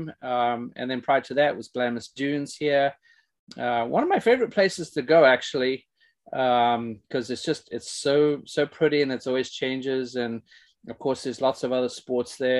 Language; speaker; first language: English; native; English